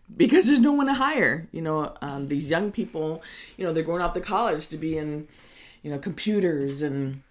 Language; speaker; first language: English; native; English